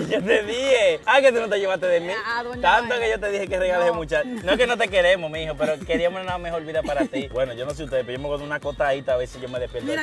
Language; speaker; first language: Spanish; native; Spanish